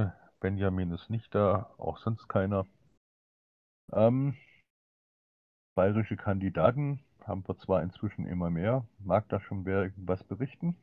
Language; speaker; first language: German; native; German